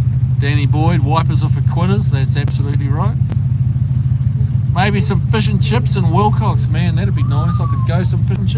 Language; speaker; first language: English; native; English